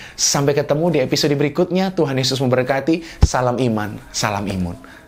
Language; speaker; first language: Indonesian; native; Indonesian